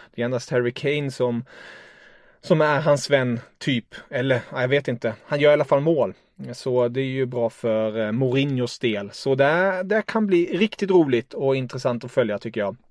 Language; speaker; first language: Swedish; non-native, fluent; German